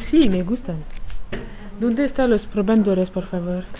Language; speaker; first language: Spanish; non-native, learner; French